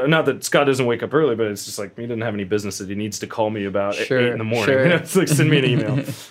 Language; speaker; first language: English; native; English